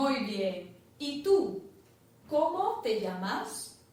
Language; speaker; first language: Spanish; non-native, fluent; English